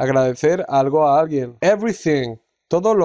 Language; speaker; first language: Spanish; native; Spanish